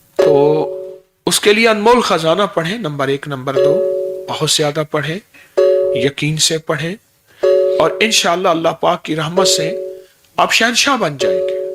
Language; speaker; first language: Urdu; native; Urdu